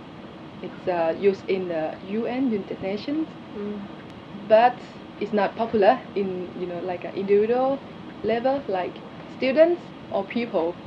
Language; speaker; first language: English; non-native, learner; Thai